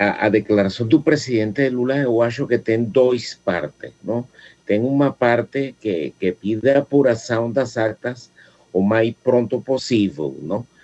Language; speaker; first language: Portuguese; non-native, fluent; Spanish